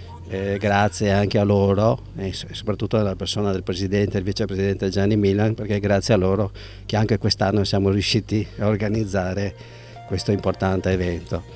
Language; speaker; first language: Italian; native; Italian